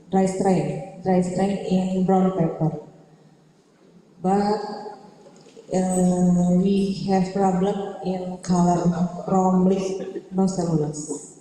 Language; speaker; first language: English; non-native, learner; Indonesian